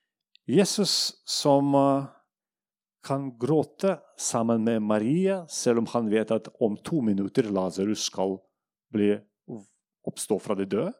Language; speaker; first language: Norwegian; non-native, fluent; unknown